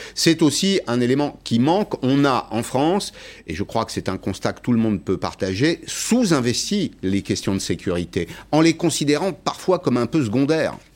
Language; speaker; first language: French; native; French